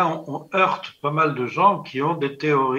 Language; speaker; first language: French; native; French